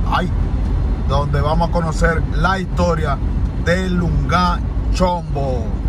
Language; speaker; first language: Spanish; native; Spanish